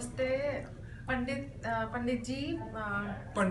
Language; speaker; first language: Hindi; native; Hindi